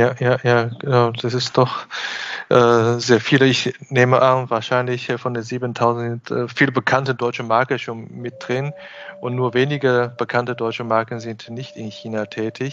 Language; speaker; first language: German; non-native, fluent; Chinese